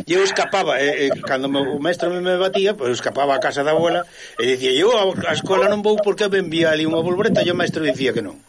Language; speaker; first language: Galician; native; Galician